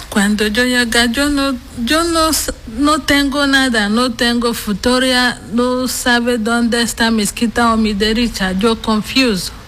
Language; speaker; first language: Spanish; non-native, learner; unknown